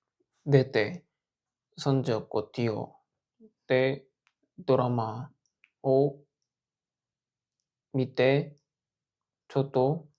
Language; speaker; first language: Japanese; non-native, learner; Korean